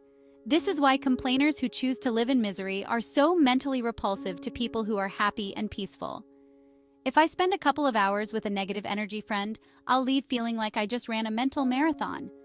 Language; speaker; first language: English; native; English